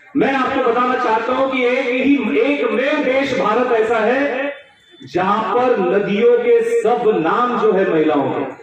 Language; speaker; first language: Hindi; non-native, local second language; Marathi